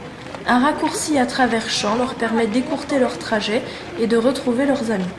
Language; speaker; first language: French; native; French